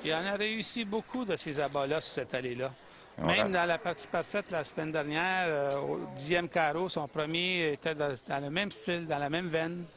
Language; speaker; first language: French; native; French